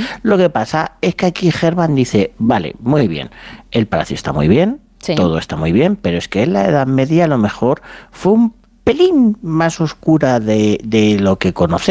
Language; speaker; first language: Spanish; native; Spanish